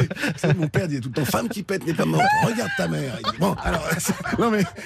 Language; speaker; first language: French; native; French